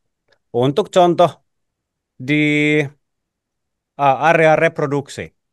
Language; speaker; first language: Indonesian; non-native, fluent; Finnish